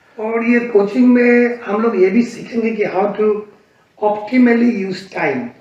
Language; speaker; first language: Hindi; non-native, local second language; Bangla